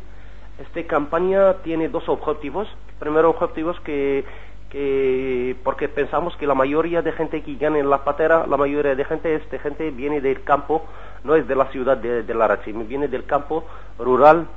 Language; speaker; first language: Spanish; non-native, learner; Arabic